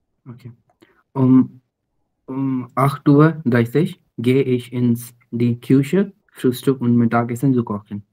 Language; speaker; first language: German; non-native, learner; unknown